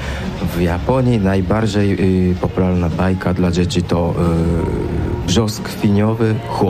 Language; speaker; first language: Polish; non-native, fluent; Japanese